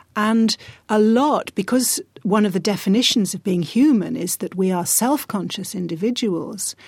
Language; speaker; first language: English; native; English